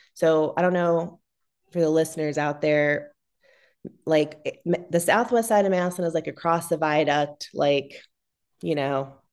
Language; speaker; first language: English; native; English